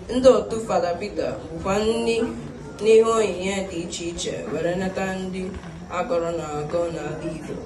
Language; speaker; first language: Igbo; early bilingual, other home language; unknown